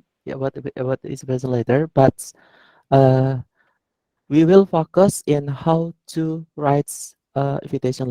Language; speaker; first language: English; non-native, learner; Indonesian